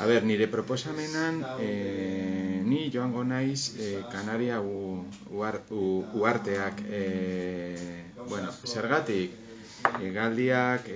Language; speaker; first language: Basque; non-native, learner; Spanish